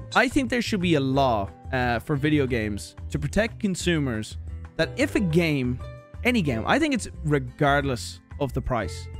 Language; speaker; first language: English; native; English